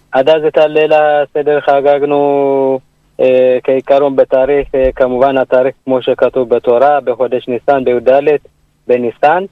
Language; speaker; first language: Hebrew; early bilingual, other home language; Amharic